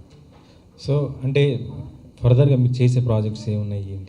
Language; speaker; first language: Telugu; native; Telugu